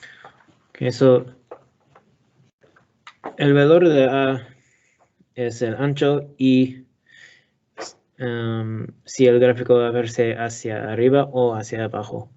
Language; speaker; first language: Spanish; non-native, learner; English